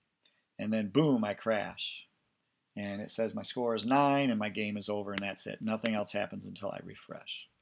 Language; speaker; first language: English; native; English